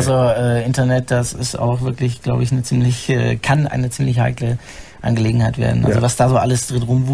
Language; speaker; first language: German; native; German